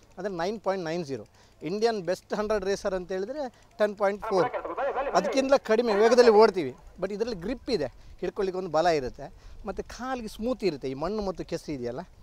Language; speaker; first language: Kannada; non-native, local second language; Tulu